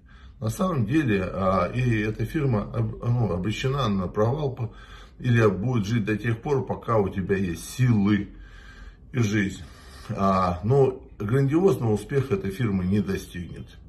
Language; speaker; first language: Russian; native; Russian